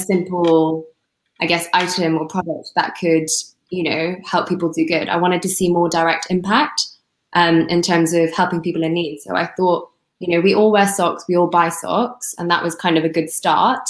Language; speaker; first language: English; non-native, local second language; Cantonese